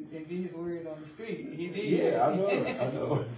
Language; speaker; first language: English; native; English